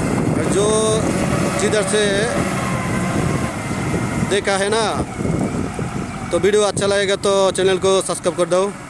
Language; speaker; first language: Hindi; non-native, learner; Bangla